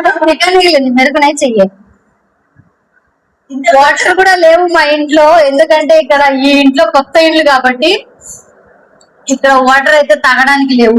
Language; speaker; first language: Telugu; native; Telugu